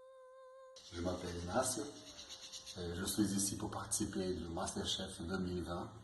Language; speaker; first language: French; non-native, learner; Portuguese